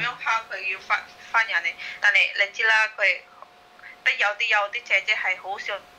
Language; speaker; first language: Cantonese; non-native, fluent; Indonesian